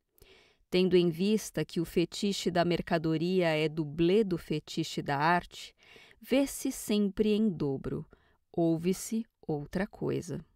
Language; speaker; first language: Portuguese; native; Portuguese